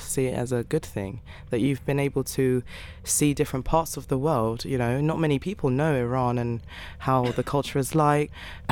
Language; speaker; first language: English; native; English